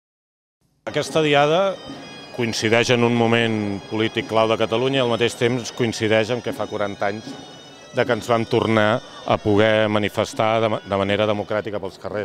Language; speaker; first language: Catalan; native; Catalan